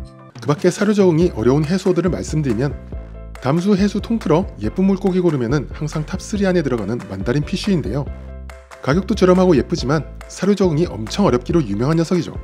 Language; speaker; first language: Korean; native; Korean